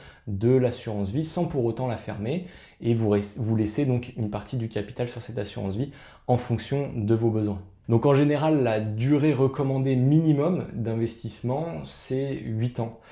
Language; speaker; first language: French; native; French